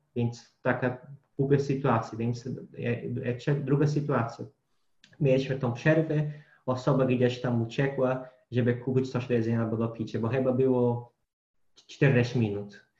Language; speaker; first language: Polish; non-native, fluent; Portuguese